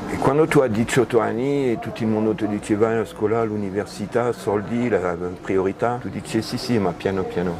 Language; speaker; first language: Italian; non-native, learner; French